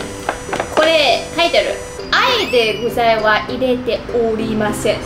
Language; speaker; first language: Japanese; non-native, fluent; Chinese